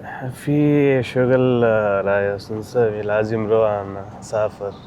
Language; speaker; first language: Arabic; non-native, learner; Telugu